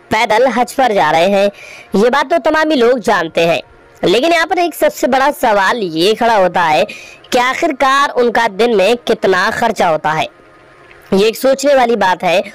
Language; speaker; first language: Hindi; native; Hindi